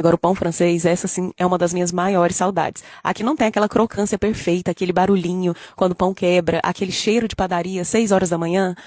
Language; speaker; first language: Portuguese; native; Portuguese